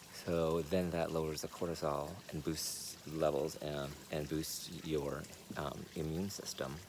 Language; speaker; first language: English; native; English